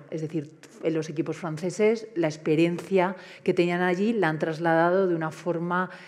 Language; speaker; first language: Spanish; native; Spanish